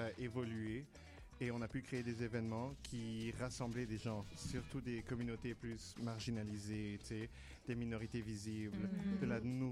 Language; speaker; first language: French; native; French